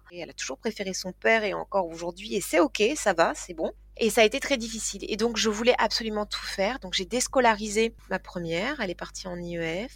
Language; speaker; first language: French; native; French